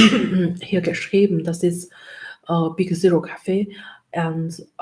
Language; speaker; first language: German; non-native, learner; Chinese